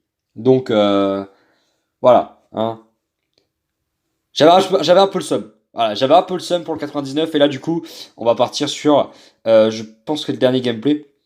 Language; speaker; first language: French; native; French